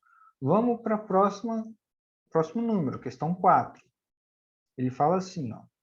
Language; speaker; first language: Portuguese; native; Portuguese